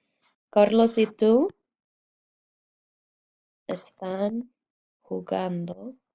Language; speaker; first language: Spanish; non-native, fluent; English